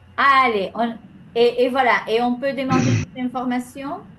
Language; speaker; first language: French; non-native, fluent; Spanish